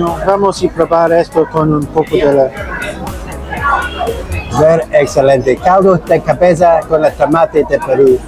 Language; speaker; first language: Spanish; non-native, learner; English